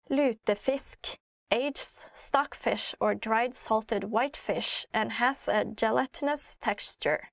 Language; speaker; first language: English; non-native, fluent; Norwegian